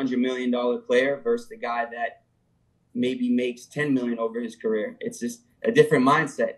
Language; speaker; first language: English; native; English